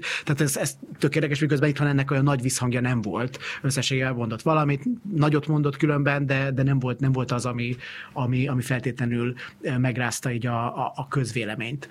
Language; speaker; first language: Hungarian; native; Hungarian